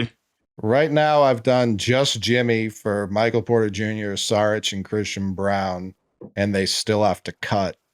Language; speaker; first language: English; native; English